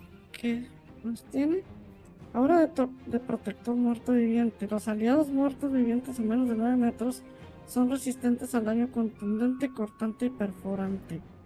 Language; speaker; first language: Spanish; native; Spanish